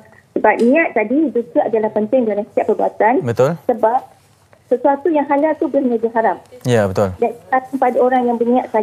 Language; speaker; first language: Malay; native; Malay